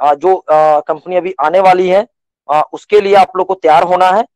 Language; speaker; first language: Hindi; native; Hindi